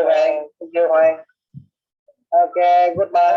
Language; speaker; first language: English; non-native, learner; Vietnamese